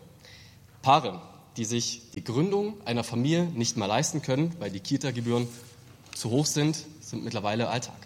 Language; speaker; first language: German; native; German